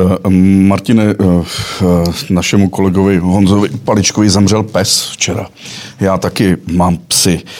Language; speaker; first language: Czech; native; Czech